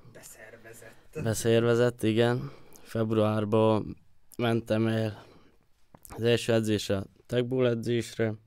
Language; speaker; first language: Hungarian; native; Hungarian